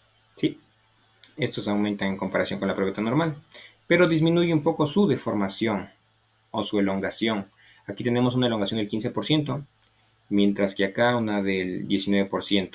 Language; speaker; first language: Spanish; native; Spanish